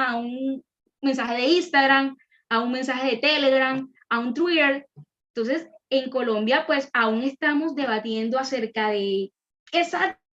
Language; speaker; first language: Spanish; native; Spanish